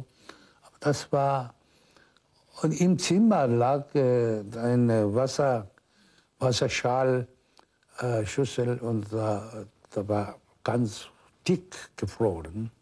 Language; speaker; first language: German; non-native, fluent; Korean